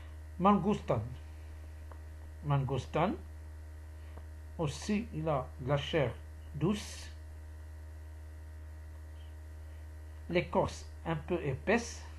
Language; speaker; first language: French; non-native, local second language; Arabic